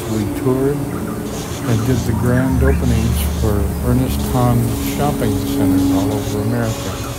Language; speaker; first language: English; native; English